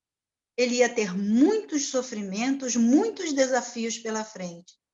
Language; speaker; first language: Portuguese; native; Portuguese